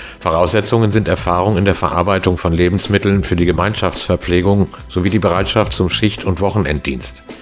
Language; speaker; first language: German; native; German